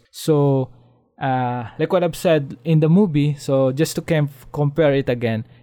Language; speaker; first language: English; non-native, local second language; Filipino